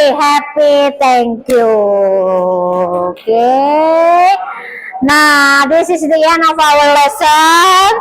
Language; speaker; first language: English; non-native, learner; Indonesian